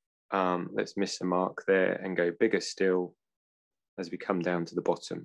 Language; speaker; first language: English; native; English